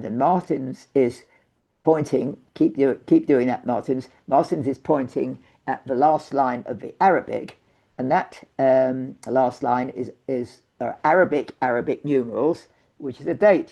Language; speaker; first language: English; native; English